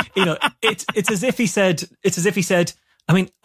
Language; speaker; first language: English; native; English